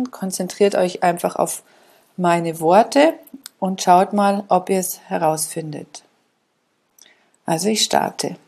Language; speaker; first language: German; native; German